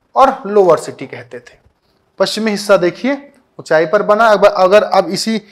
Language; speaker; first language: Hindi; native; Hindi